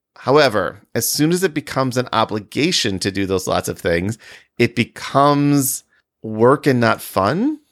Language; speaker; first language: English; native; English